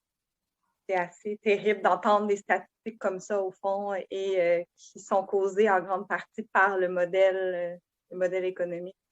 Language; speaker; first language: French; native; French